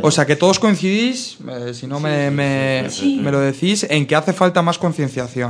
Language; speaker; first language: Spanish; native; Spanish